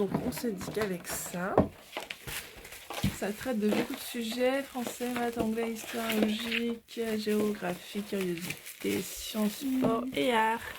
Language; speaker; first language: French; native; French